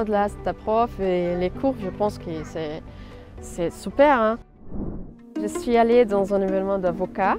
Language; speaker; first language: French; non-native, fluent; Portuguese